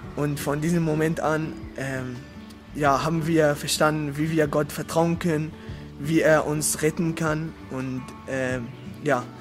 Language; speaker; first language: German; non-native, learner; Arabic